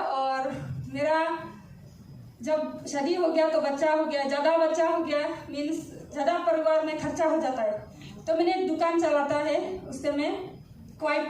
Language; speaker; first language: Hindi; non-native, local second language; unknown